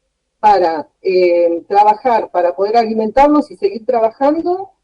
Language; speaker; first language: Spanish; native; Spanish